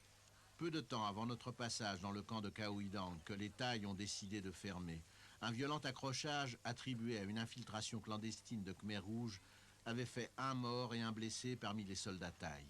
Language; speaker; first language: French; native; French